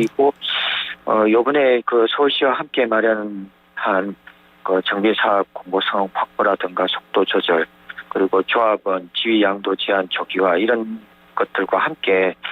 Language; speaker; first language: Korean; native; Korean